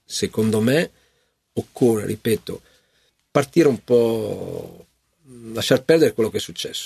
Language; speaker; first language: Italian; native; Italian